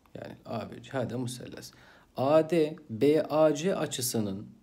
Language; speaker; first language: Turkish; non-native, fluent; Arabic